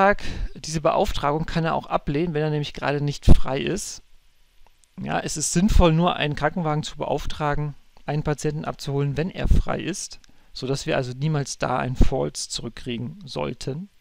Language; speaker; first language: German; native; German